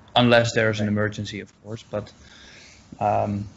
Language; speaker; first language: English; non-native, fluent; Dutch